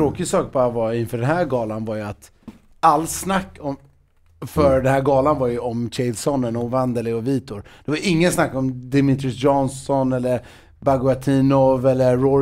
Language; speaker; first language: Swedish; native; Swedish